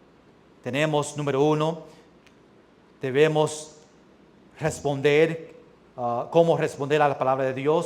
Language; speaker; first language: Spanish; early bilingual, heritage; English